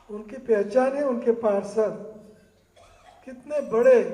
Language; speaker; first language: Hindi; non-native, fluent; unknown